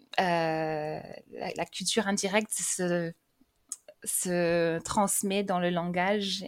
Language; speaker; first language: French; early bilingual, other home language; English